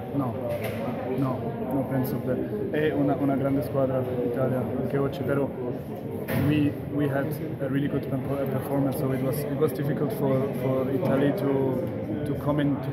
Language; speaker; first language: English; non-native, fluent; German